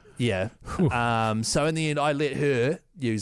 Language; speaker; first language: English; native; English